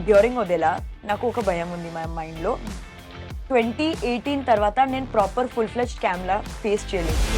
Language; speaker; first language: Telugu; non-native, learner; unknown